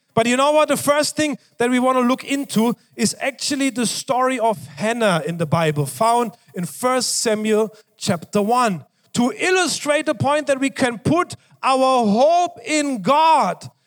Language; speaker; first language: English; non-native, fluent; German